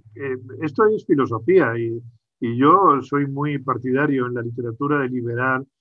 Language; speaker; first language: Spanish; native; Spanish